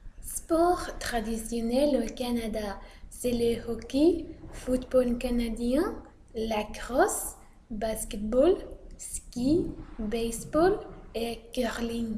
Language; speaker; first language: French; non-native, learner; Norwegian